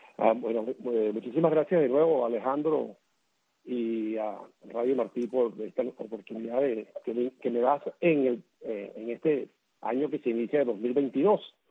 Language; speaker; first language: Spanish; native; Spanish